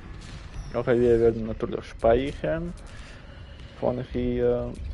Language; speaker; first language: German; non-native, learner; Russian